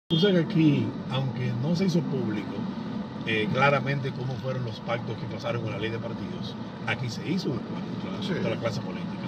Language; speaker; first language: Spanish; native; Spanish